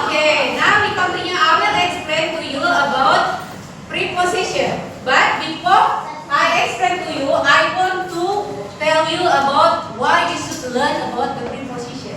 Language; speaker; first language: English; non-native, learner; Indonesian